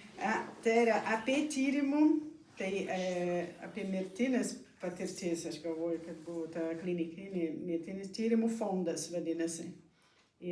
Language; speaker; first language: Lithuanian; non-native, learner; Portuguese